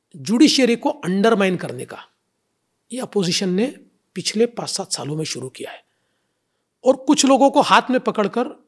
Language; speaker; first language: Hindi; non-native, local second language; Marathi